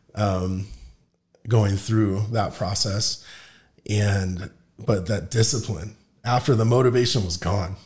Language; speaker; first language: English; native; English